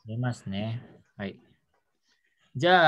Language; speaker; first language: Japanese; non-native, learner; Indonesian